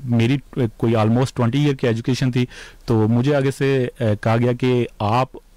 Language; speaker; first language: Urdu; native; Urdu